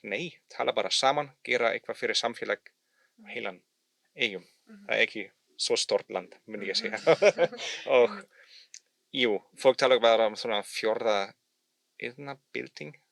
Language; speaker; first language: Icelandic; non-native, learner; German